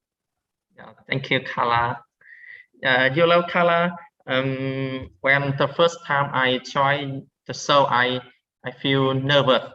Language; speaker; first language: English; non-native, learner; Vietnamese